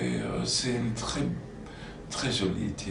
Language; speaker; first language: French; non-native, fluent; English